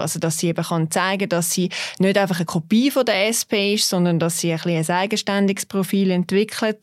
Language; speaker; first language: German; native; German